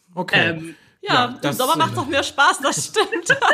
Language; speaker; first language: German; early bilingual, other home language; Polish